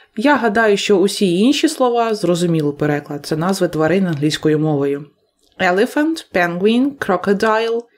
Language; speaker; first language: Ukrainian; native; Ukrainian